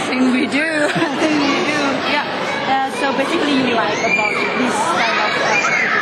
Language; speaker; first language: English; non-native, learner; Indonesian